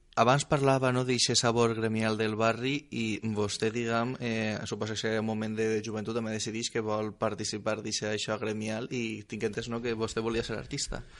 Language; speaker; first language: Catalan; native; Catalan